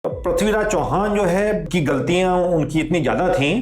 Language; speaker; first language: Hindi; native; Hindi